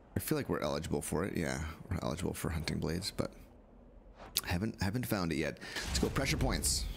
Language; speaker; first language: English; native; English